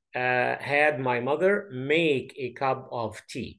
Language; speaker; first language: English; non-native, fluent; Arabic